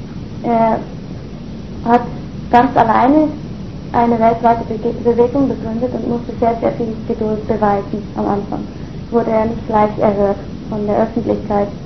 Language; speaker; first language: German; native; German